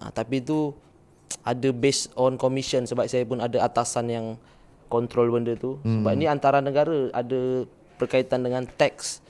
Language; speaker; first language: Malay; early bilingual, other home language; Indonesian